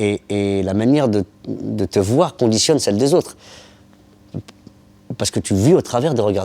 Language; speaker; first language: French; early bilingual, other home language; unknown